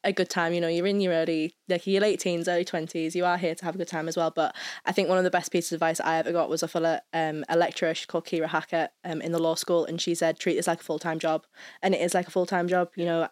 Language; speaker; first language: English; native; English